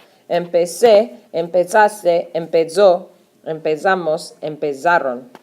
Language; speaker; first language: Spanish; non-native, fluent; English